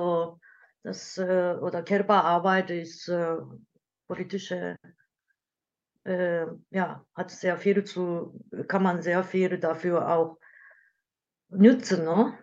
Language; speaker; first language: German; non-native, learner; Japanese